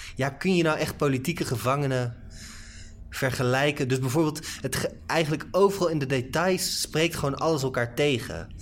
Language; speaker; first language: Dutch; native; Dutch